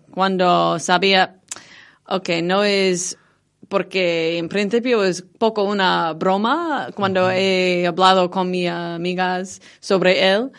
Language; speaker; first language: Spanish; non-native, learner; English